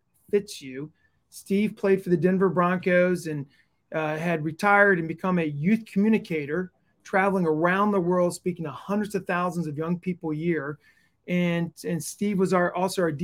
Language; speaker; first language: English; native; English